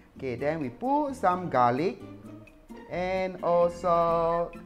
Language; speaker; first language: English; non-native, local second language; Chinese